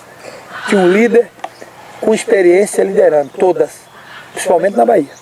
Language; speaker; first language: Portuguese; native; Portuguese